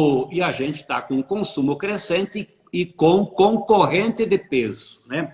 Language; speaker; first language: Portuguese; native; Portuguese